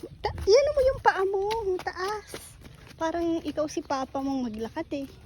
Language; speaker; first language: Filipino; native; Filipino